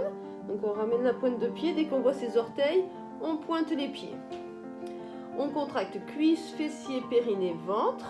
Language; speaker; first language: French; native; French